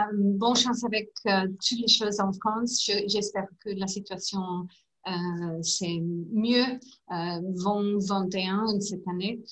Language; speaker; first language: French; non-native, learner; English